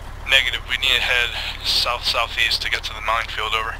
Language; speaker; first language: English; native; English